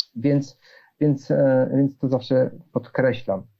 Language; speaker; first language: Polish; native; Polish